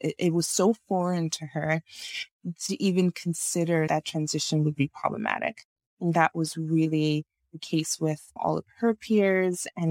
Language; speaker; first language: English; non-native, local second language; Yoruba